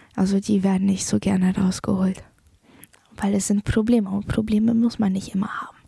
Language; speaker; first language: German; early bilingual, other home language; Polish